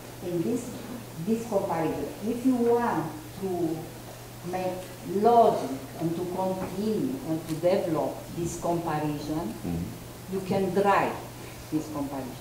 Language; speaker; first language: English; non-native, fluent; Romanian